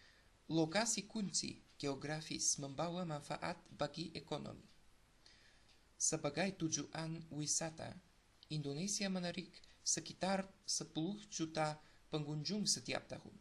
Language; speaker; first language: Indonesian; non-native, learner; Bulgarian